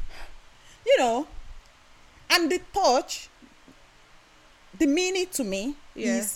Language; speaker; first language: English; non-native, local second language; Yoruba